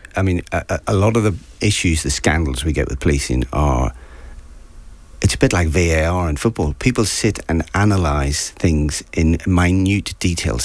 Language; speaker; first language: English; native; English